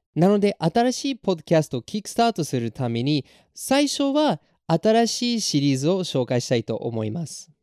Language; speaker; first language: Japanese; non-native, fluent; English